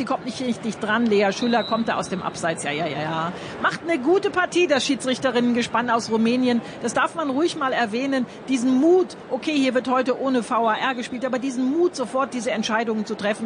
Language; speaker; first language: German; native; German